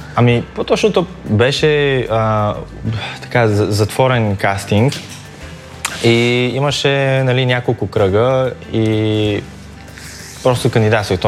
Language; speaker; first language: Bulgarian; early bilingual, other home language; Chinese